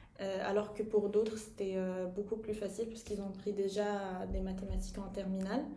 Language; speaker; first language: French; non-native, fluent; Arabic